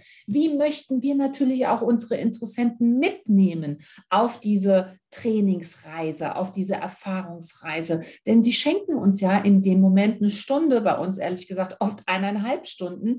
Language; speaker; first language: German; native; German